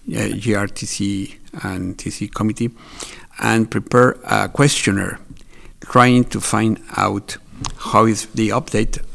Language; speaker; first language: English; non-native, fluent; Spanish